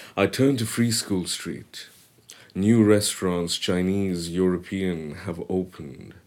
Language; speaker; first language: English; non-native, local second language; Bangla